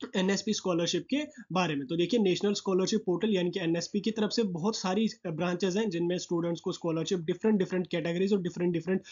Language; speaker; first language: Hindi; non-native, local second language; Kashmiri